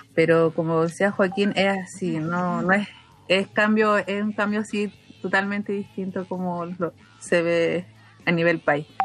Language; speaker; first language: Spanish; non-native, local second language; Aymara